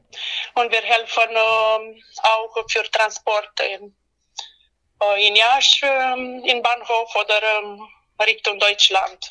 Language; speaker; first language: German; non-native, learner; Romanian